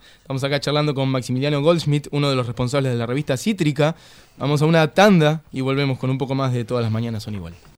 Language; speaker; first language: Spanish; native; Spanish